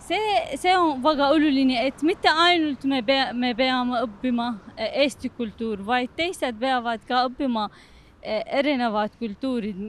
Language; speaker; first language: Estonian; non-native, learner; Arabic